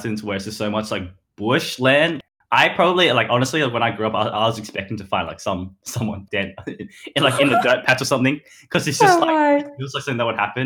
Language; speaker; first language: English; native; English